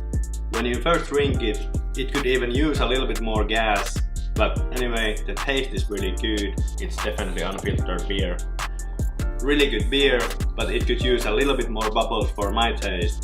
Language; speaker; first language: English; non-native, fluent; Finnish